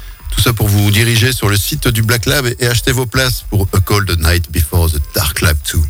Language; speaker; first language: French; native; French